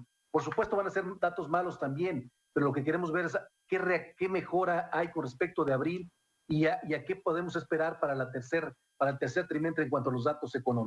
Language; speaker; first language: Spanish; native; Spanish